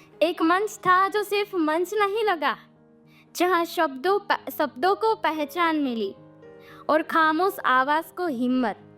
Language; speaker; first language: Hindi; non-native, local second language; Gujarati